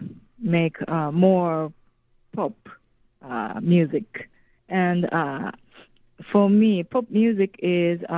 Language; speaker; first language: English; non-native, fluent; Japanese